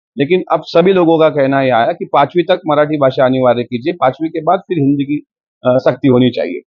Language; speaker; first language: Hindi; non-native, local second language; Marathi